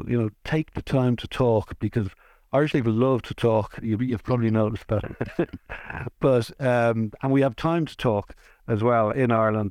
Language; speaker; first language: English; native; English